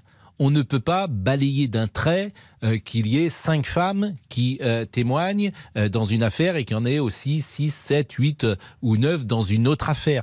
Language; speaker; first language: French; native; French